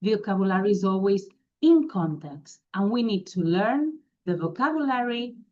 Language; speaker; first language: English; non-native, fluent; Catalan